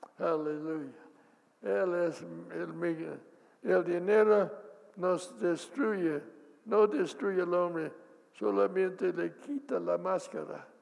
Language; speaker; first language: Spanish; non-native, fluent; English